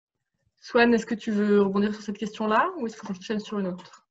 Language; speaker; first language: French; native; French